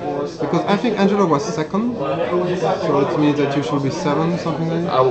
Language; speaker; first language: English; non-native, fluent; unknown